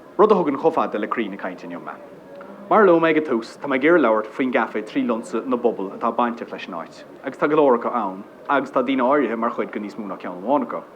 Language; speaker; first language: Irish; non-native, local second language; English